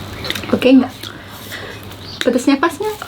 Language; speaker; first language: Indonesian; non-native, learner; Uzbek